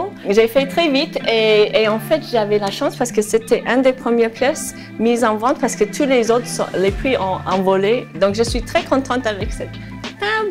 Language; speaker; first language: French; non-native, fluent; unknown